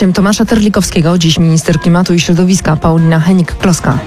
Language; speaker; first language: Polish; native; Polish